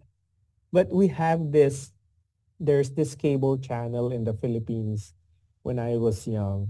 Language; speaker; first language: English; non-native, local second language; Filipino